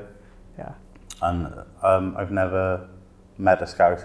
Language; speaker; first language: English; native; English